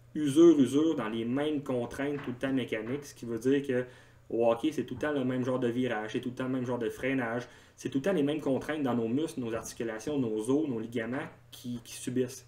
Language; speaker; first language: French; native; French